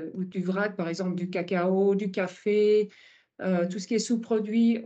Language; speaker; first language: French; native; French